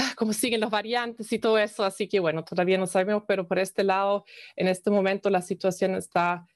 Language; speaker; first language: Spanish; non-native, fluent; German